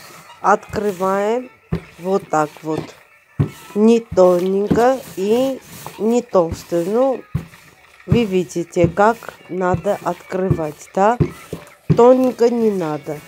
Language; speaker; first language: Russian; non-native, fluent; Armenian